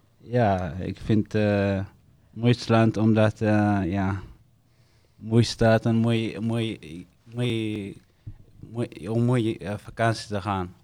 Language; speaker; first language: Dutch; non-native, learner; Tigrinya